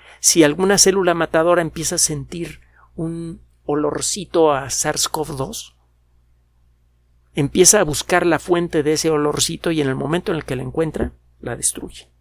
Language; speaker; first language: Spanish; native; Spanish